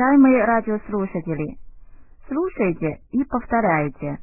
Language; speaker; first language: Russian; non-native, fluent; Chinese